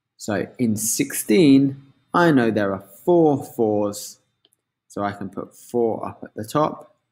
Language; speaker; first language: English; native; English